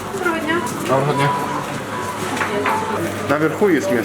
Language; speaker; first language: Russian; non-native, learner; English